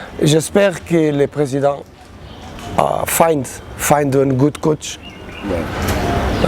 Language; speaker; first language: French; non-native, learner; Portuguese